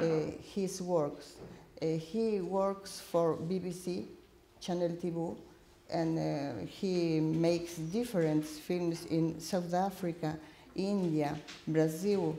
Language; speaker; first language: English; non-native, learner; Spanish